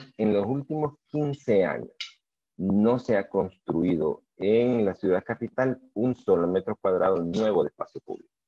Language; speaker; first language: Spanish; native; Spanish